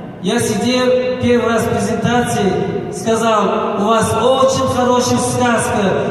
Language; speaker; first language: Russian; non-native, local second language; Tajik